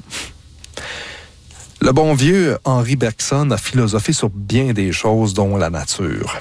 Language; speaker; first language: French; native; French